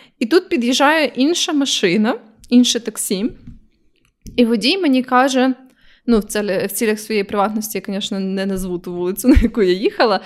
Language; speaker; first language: Ukrainian; native; Ukrainian